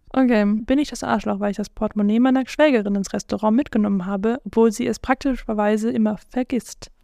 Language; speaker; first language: German; non-native, fluent; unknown